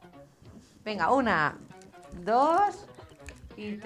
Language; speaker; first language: Spanish; native; Spanish